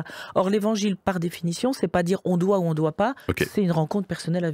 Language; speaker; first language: French; native; French